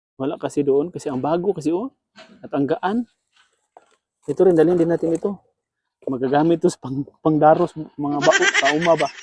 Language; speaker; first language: Filipino; non-native, local second language; Cebuano